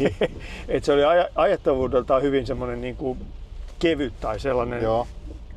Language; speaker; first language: Finnish; native; Finnish